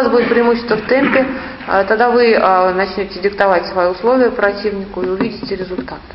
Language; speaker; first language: Russian; native; Russian